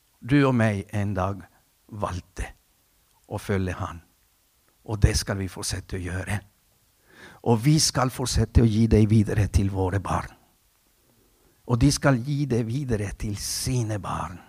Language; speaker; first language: Norwegian; non-native, fluent; Spanish